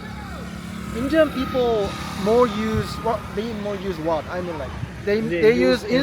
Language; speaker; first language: English; non-native, learner; Korean